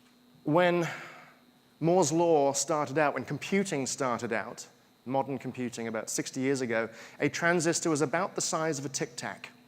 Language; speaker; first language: English; native; English